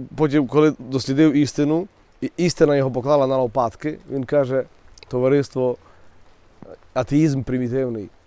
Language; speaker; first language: Ukrainian; native; Ukrainian